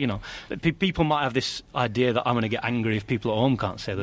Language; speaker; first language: English; native; English